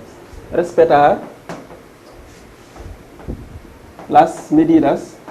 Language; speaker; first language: Spanish; non-native, fluent; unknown